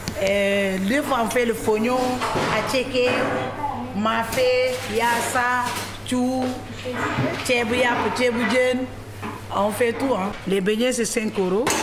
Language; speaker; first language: French; non-native, local second language; Wolof